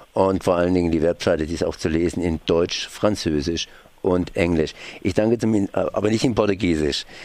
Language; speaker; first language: German; native; German